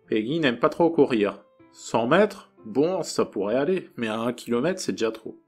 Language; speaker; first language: French; non-native, fluent; Japanese